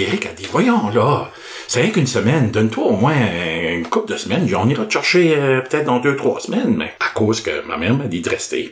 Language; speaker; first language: French; native; French